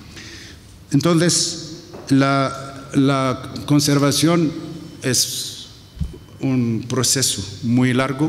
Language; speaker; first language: Spanish; non-native, fluent; Arabic